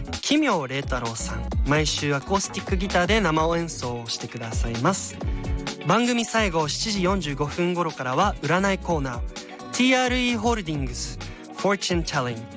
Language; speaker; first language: Japanese; early bilingual, other home language; German